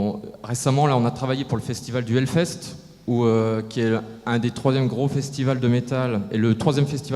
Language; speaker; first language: French; native; French